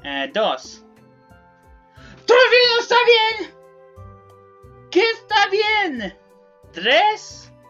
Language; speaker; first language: Spanish; non-native, learner; English